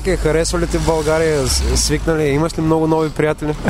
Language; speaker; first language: Bulgarian; native; Bulgarian